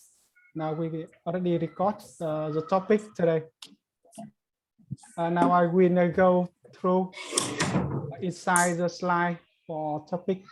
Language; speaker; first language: English; non-native, learner; Vietnamese